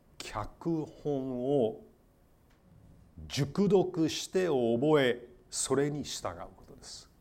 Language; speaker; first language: Japanese; non-native, fluent; English